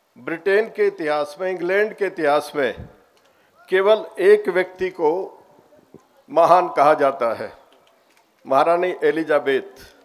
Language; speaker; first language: Hindi; native; Hindi